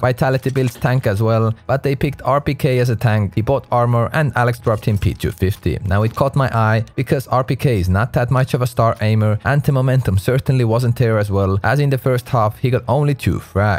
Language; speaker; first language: English; non-native, fluent; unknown